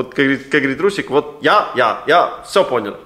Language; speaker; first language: Russian; native; Russian